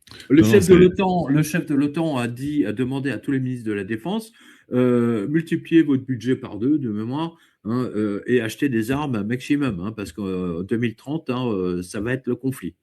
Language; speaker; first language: French; native; French